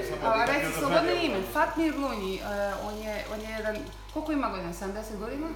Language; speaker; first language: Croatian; non-native, fluent; German